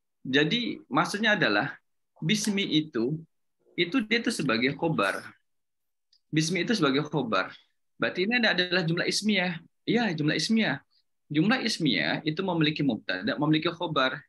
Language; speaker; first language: Indonesian; native; Indonesian